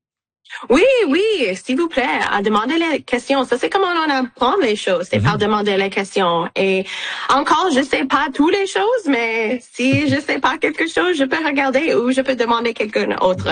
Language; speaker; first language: French; non-native, local second language; English